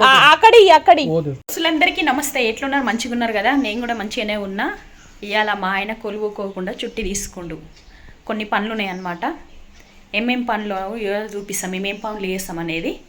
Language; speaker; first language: Telugu; native; Telugu